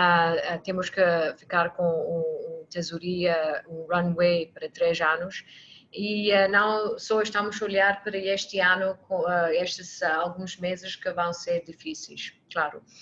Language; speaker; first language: Portuguese; non-native, fluent; English